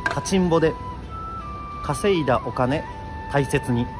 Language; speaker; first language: Japanese; native; Japanese